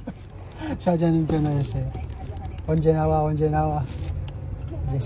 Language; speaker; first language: Korean; non-native, learner; Filipino